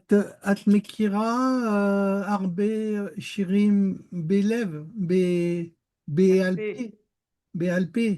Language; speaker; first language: Hebrew; non-native, learner; French